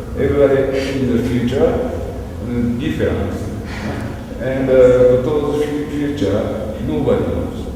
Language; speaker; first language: English; non-native, learner; Japanese